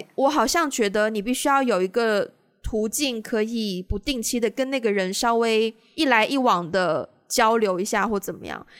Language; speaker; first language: Chinese; native; Chinese